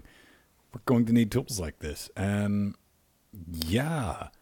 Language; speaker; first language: English; native; English